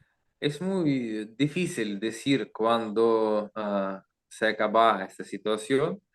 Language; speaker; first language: Spanish; non-native, learner; Russian